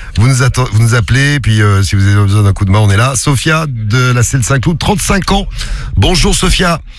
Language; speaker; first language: French; native; French